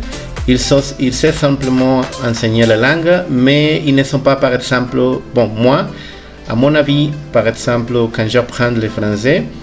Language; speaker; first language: French; non-native, fluent; Spanish